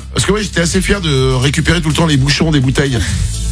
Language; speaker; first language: French; native; French